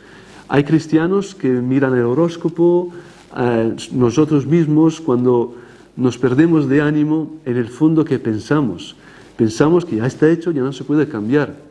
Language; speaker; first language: Spanish; non-native, fluent; Italian